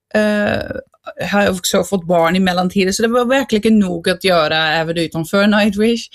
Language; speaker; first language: Swedish; non-native, fluent; Dutch